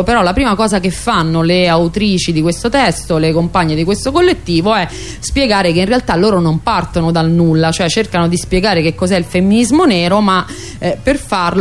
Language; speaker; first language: Italian; native; Italian